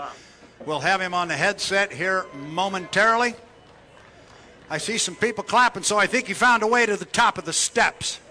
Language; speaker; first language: English; native; English